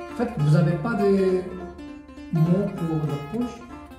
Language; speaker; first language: French; non-native, fluent; Korean